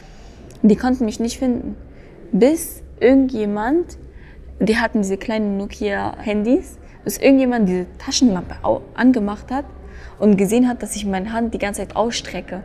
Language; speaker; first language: German; early bilingual, other home language; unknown